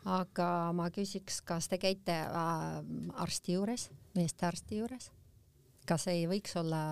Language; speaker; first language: Estonian; non-native, local second language; Russian